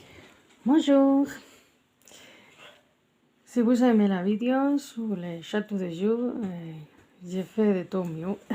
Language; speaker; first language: French; non-native, local second language; Spanish